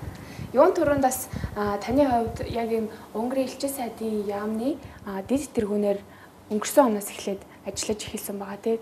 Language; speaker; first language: Mongolian; native; Mongolian